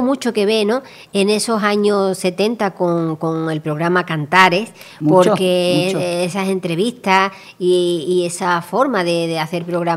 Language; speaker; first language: Spanish; native; Spanish